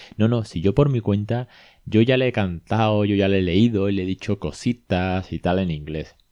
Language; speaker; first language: Spanish; native; Spanish